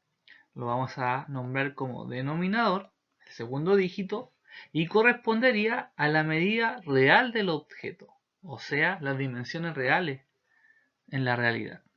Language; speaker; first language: Spanish; native; Spanish